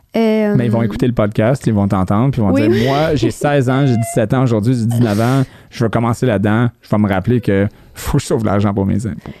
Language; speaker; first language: French; non-native, fluent; English